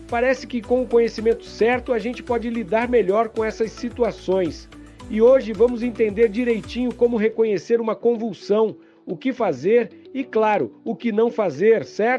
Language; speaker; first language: Portuguese; native; Portuguese